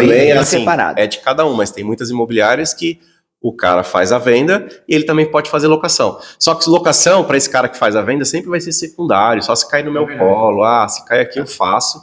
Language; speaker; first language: Portuguese; native; Portuguese